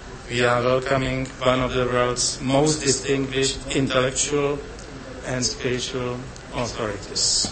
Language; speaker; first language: English; non-native, fluent; Czech